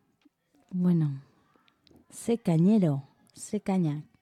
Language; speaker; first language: Basque; non-native, learner; Spanish